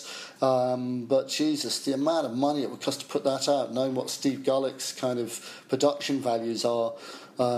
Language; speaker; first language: English; native; English